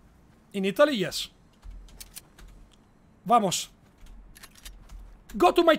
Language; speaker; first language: English; non-native, learner; Italian